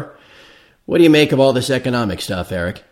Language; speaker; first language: English; native; English